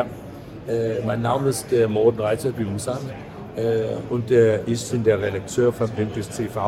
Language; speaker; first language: German; non-native, learner; Danish